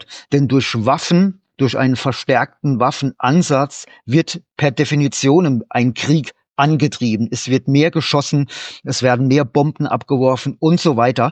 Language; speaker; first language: German; native; German